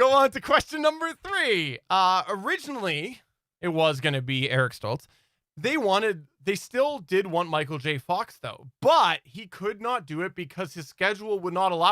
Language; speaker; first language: English; native; English